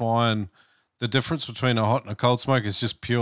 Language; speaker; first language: English; native; English